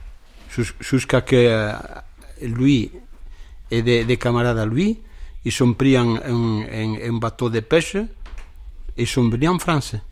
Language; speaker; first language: French; non-native, fluent; Spanish